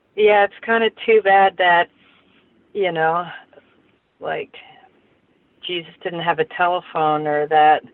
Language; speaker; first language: English; native; English